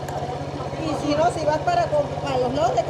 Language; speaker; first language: Spanish; native; Spanish